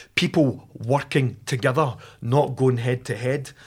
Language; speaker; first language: English; native; English